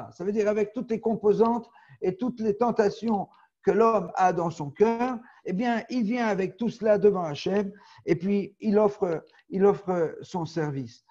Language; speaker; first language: French; native; French